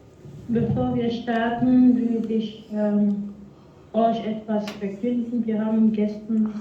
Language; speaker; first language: German; non-native, fluent; French